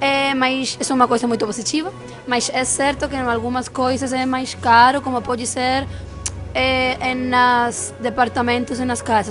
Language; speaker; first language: Portuguese; non-native, learner; Spanish